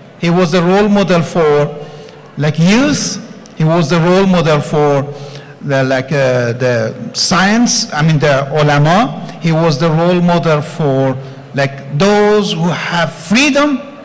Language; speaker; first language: English; non-native, fluent; Persian